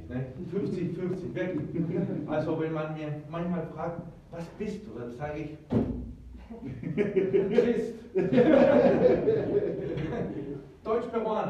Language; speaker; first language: German; early bilingual, heritage; Spanish